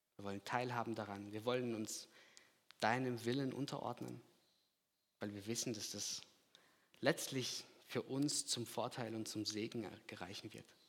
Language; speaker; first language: German; early bilingual, other home language; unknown